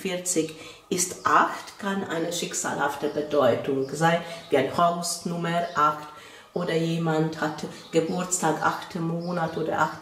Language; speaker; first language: German; non-native, fluent; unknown